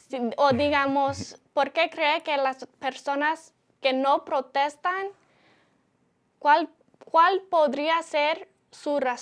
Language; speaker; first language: Spanish; non-native, learner; English